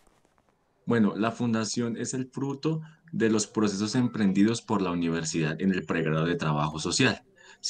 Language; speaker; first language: Spanish; native; Spanish